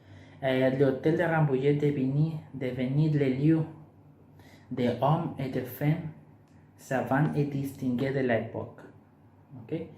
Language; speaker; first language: French; non-native, learner; Spanish